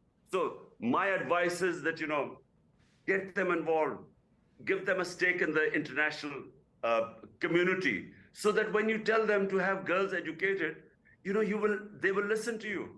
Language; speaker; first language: English; non-native, local second language; Urdu